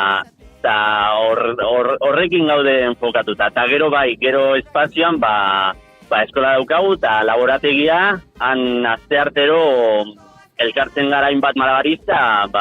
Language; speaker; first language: Basque; non-native, local second language; Spanish